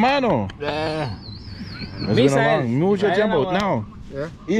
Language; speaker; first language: Spanish; non-native, learner; English